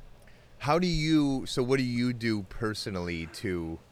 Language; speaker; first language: English; native; English